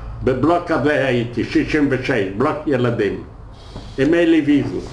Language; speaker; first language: Hebrew; non-native, fluent; Yiddish